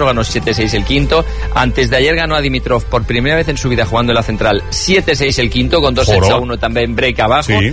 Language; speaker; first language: Spanish; native; Spanish